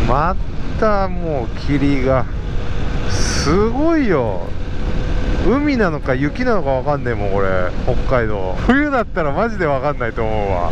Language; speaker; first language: Japanese; native; Japanese